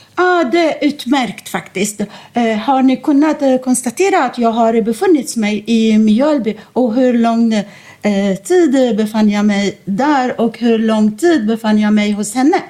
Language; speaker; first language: Swedish; non-native, fluent; Arabic